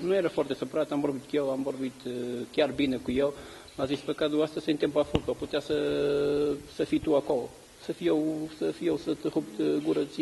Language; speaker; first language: Romanian; non-native, learner; Portuguese